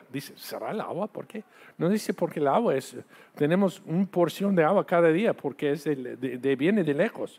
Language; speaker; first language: Spanish; non-native, fluent; English